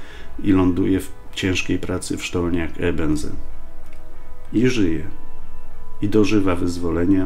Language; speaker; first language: Polish; native; Polish